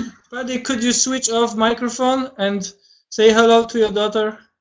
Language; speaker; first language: English; non-native, learner; Polish